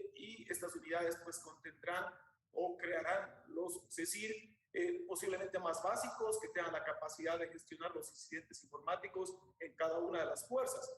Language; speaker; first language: Spanish; native; Spanish